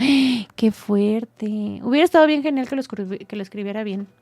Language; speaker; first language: Spanish; native; Spanish